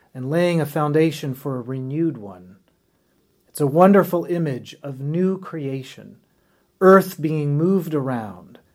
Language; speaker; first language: English; native; English